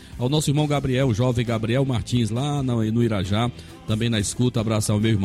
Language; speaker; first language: Portuguese; native; Portuguese